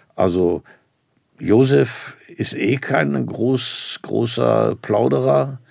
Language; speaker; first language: German; native; German